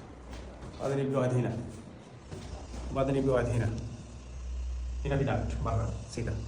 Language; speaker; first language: Arabic; non-native, learner; Bangla